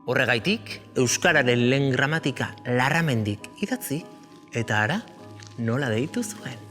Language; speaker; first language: Basque; native; Basque